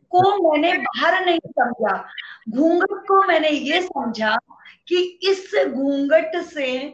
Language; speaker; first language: Hindi; native; Hindi